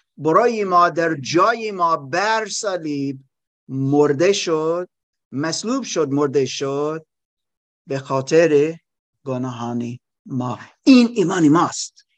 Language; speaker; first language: Persian; non-native, learner; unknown